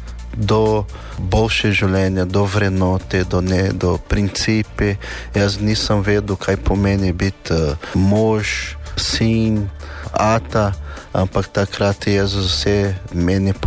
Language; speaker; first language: Slovenian; non-native, learner; Portuguese